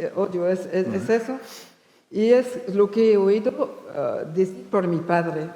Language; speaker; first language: Spanish; early bilingual, heritage; Spanish